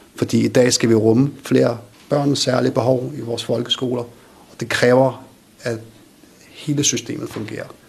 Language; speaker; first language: Danish; early bilingual, other home language; Kurdish